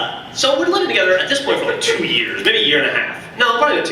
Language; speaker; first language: English; native; English